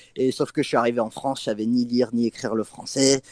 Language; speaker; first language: French; non-native, fluent; English